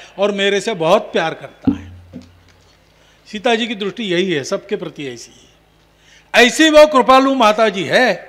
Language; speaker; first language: Hindi; non-native, local second language; Marathi